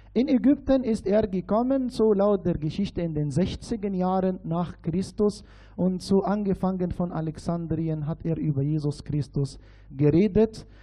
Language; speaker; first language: German; non-native, fluent; Arabic